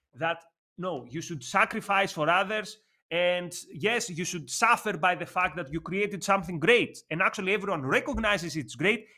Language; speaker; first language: English; non-native, fluent; Greek